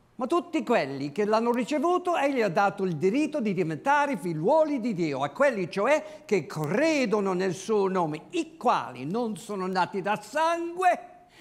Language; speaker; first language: Italian; non-native, fluent; English